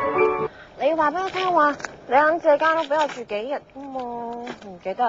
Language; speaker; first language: Cantonese; early bilingual, heritage; Cantonese